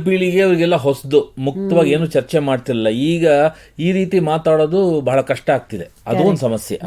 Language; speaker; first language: Kannada; native; Kannada